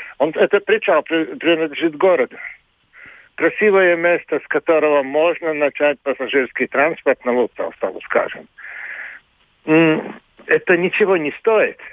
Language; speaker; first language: Russian; non-native, local second language; Latvian